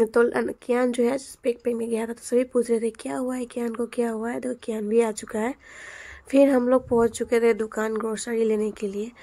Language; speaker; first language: Hindi; non-native, local second language; Bangla